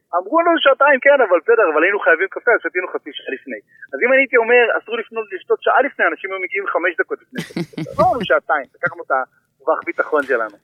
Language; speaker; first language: Hebrew; native; Hebrew